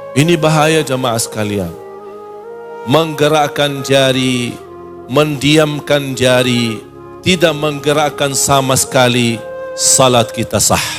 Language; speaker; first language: Malay; non-native, fluent; Arabic